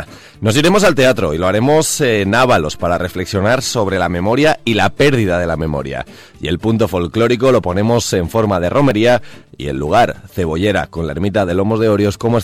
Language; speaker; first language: Spanish; native; Spanish